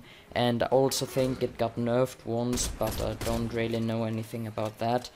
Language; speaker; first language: English; non-native, fluent; Swiss German